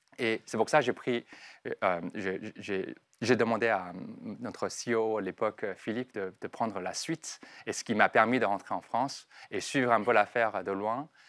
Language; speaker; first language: French; non-native, fluent; Chinese